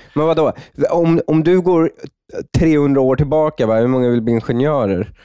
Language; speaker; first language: Swedish; native; Swedish